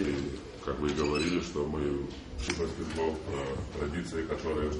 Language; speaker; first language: Russian; non-native, fluent; Lithuanian